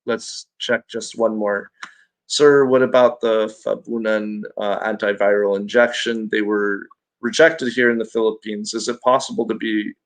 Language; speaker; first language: English; non-native, local second language; Filipino